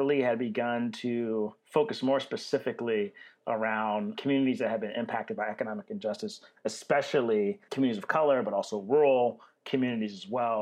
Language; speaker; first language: English; native; English